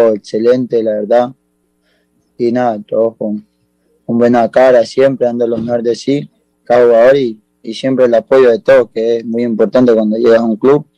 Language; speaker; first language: Spanish; native; Spanish